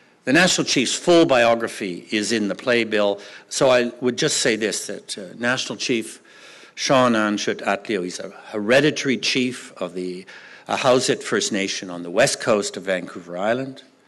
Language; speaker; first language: English; native; English